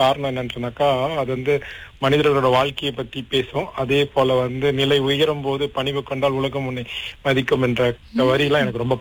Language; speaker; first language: Tamil; early bilingual, heritage; Tamil